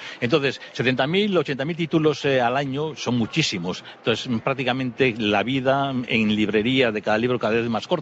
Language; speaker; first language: Spanish; native; Spanish